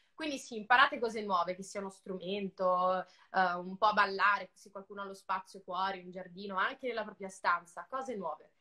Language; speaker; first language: Italian; native; Italian